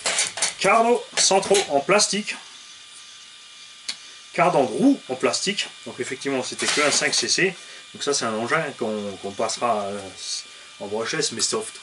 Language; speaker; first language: French; native; French